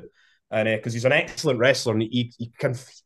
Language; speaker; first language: English; native; English